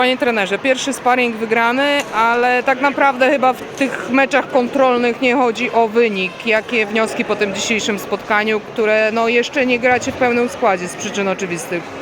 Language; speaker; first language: Polish; native; Polish